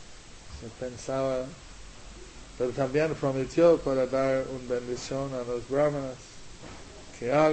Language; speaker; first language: Spanish; non-native, learner; English